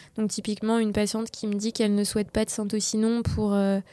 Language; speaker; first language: French; native; French